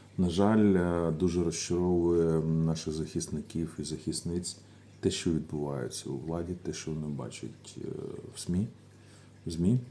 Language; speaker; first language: Ukrainian; native; Ukrainian